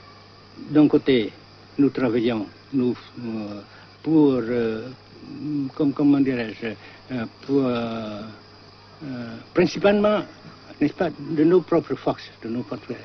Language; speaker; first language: French; non-native, fluent; Vietnamese